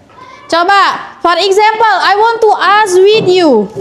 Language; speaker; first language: English; non-native, learner; Indonesian